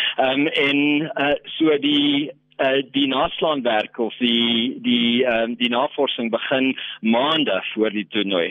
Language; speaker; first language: Afrikaans; non-native, local second language; English